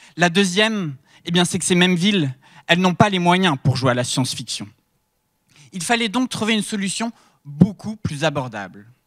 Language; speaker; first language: French; native; French